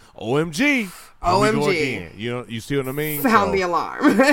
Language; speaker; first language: English; native; English